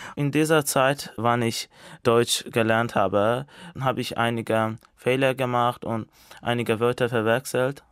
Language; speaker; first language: German; non-native, fluent; Azerbaijani